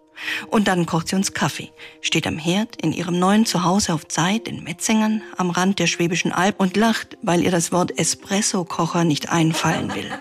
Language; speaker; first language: German; native; German